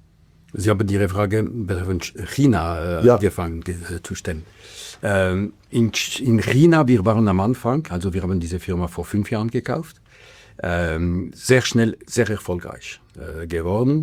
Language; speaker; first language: German; non-native, local second language; French